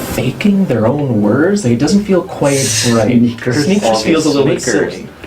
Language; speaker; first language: English; native; English